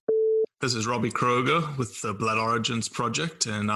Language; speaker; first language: English; native; English